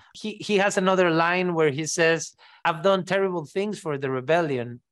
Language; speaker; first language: English; non-native, fluent; Spanish